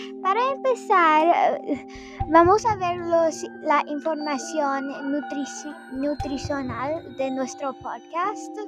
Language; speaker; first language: Spanish; non-native, learner; English